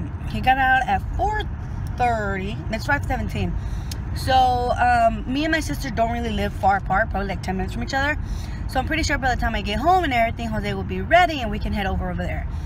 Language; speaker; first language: English; native; English